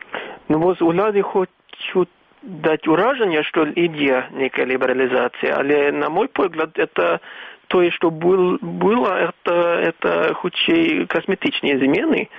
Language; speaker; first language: Belarusian; non-native, fluent; Swedish